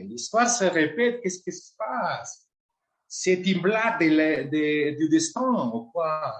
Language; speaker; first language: French; non-native, fluent; Spanish